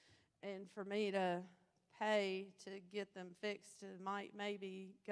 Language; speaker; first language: English; native; English